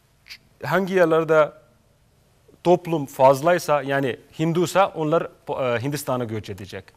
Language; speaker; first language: Turkish; non-native, fluent; Kashmiri